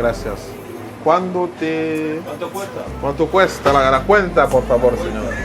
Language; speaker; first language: Spanish; non-native, learner; French